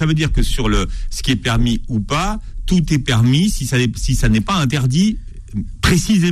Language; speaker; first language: French; native; French